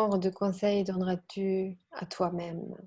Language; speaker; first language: French; non-native, learner; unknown